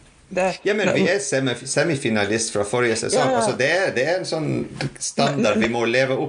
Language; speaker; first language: Norwegian; non-native, fluent; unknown